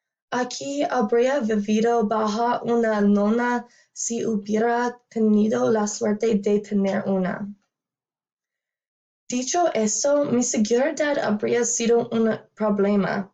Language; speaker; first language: Spanish; non-native, learner; English